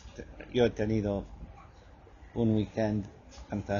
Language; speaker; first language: Spanish; non-native, fluent; English